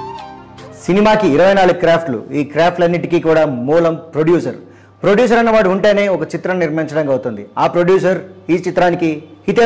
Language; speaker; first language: Telugu; native; Telugu